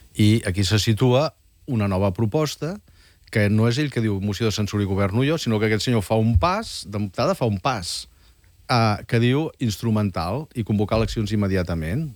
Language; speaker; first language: Catalan; native; Catalan